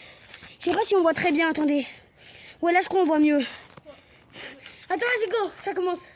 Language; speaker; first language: French; native; French